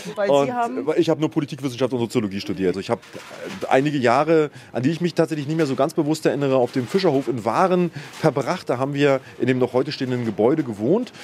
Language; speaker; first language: German; native; German